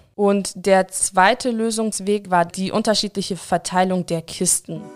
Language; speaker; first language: German; native; German